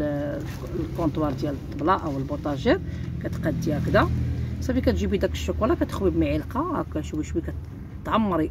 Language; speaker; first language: Arabic; native; Arabic